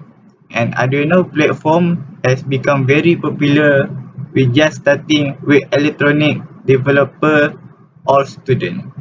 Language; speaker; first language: English; non-native, learner; Malay